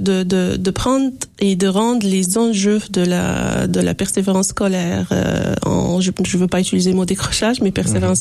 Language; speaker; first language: French; non-native, local second language; Arabic